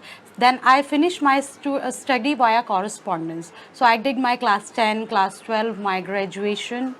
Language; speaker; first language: English; non-native, local second language; Hindi